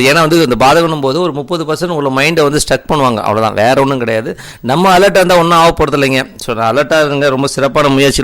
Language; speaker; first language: Tamil; native; Tamil